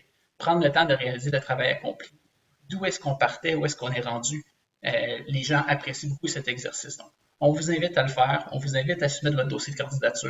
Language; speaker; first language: French; native; French